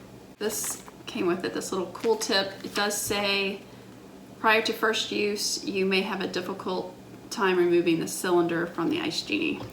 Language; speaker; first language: English; native; English